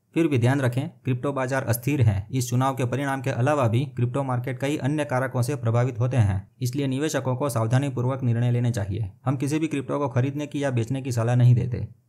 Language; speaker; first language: Hindi; native; Hindi